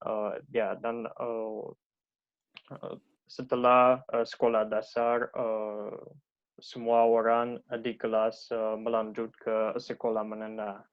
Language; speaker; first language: Indonesian; non-native, learner; Russian